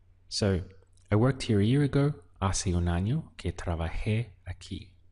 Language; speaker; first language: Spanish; non-native, fluent; English